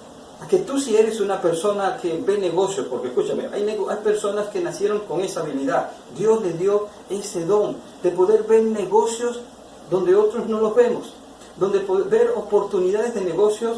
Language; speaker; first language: Spanish; native; Spanish